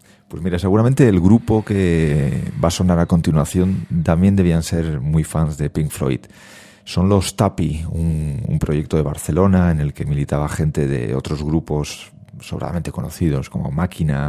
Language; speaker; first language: Spanish; native; Spanish